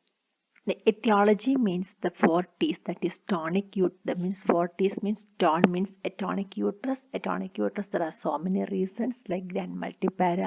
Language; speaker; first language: English; non-native, local second language; Malayalam